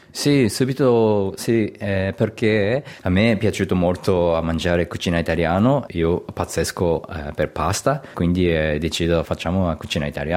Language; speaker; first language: Italian; non-native, learner; Japanese